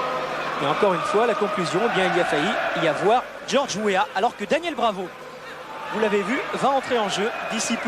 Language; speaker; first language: French; native; French